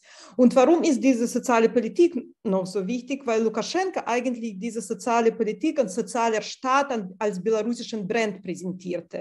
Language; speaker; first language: German; non-native, fluent; Russian